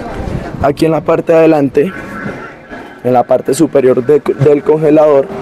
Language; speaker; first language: Spanish; native; Spanish